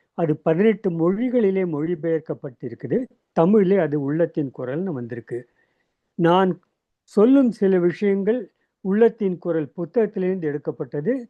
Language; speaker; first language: Tamil; native; Tamil